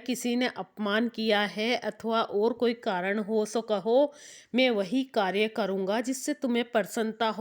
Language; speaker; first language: Hindi; native; Hindi